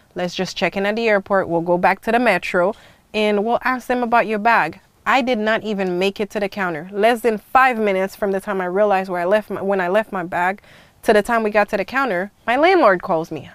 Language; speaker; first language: English; early bilingual, other home language; Haitian Creole